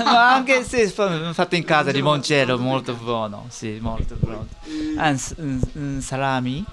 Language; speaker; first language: Italian; non-native, learner; Japanese